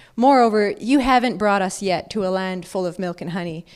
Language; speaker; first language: English; native; English